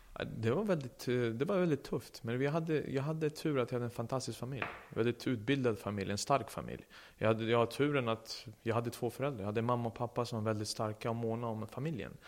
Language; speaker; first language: Swedish; early bilingual, other home language; Serbian